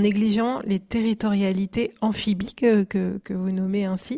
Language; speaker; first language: French; native; French